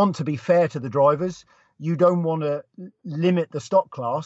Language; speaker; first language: English; native; English